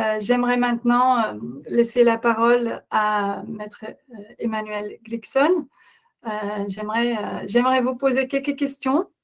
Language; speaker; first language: French; non-native, fluent; Dutch